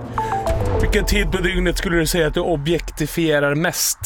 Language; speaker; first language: Swedish; native; Swedish